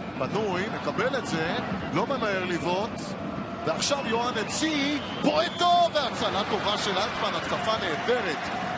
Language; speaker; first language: Hebrew; native; Hebrew